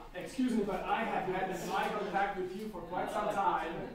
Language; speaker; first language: English; non-native, fluent; Slovak